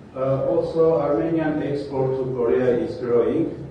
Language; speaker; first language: English; non-native, fluent; Armenian